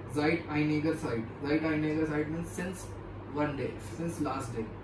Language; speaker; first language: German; non-native, learner; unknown